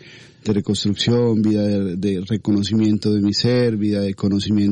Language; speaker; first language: Spanish; native; Spanish